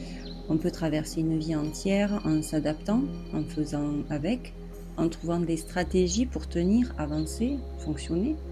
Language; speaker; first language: French; native; French